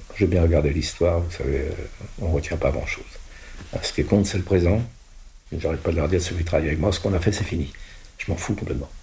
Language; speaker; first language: French; non-native, local second language; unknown